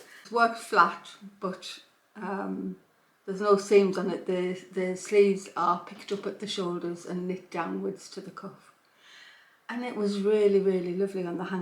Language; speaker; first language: English; native; English